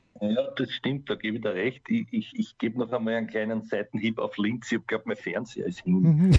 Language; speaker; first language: German; native; German